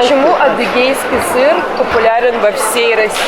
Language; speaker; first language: Russian; native; Russian